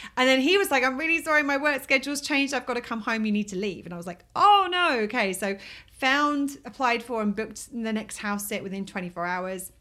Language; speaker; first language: English; native; English